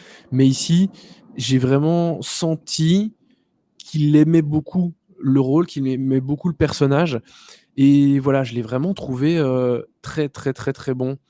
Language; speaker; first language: French; native; French